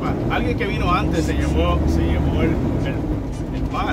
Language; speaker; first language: Spanish; native; Spanish